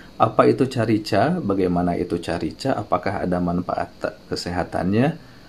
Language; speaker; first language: Indonesian; non-native, local second language; Sundanese